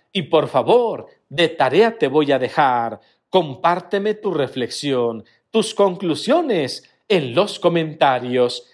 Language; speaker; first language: Spanish; native; Spanish